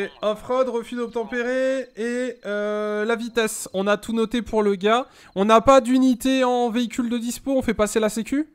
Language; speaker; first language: French; native; French